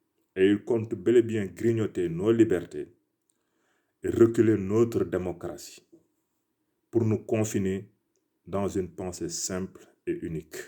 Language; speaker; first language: French; non-native, local second language; Wolof